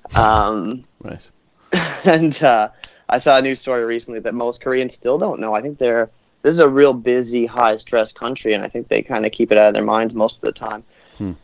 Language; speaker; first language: English; native; English